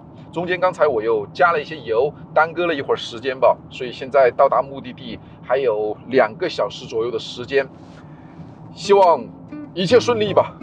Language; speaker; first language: Chinese; native; Chinese